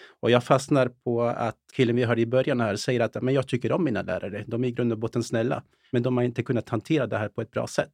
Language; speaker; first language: Swedish; early bilingual, other home language; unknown